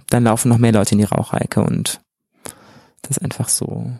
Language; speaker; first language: German; native; German